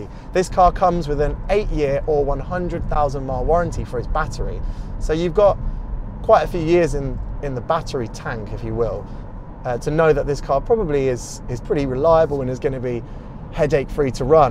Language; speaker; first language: English; native; English